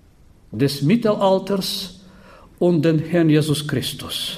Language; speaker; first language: German; non-native, fluent; Bulgarian